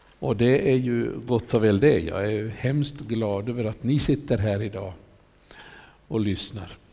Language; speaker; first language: Swedish; native; Swedish